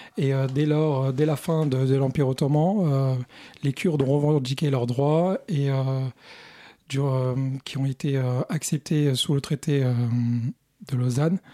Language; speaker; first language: French; early bilingual, other home language; Kurdish